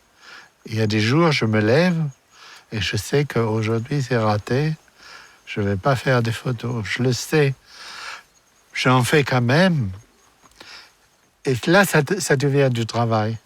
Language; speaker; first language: French; non-native, fluent; German